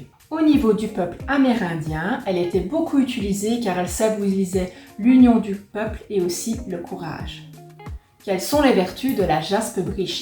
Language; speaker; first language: French; native; French